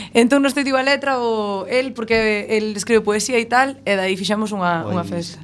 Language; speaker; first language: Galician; native; Galician